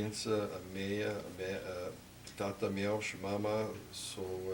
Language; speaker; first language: Romanian; early bilingual, heritage; Romanian